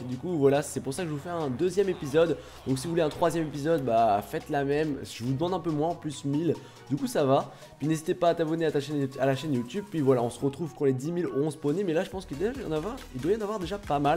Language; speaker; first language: French; native; French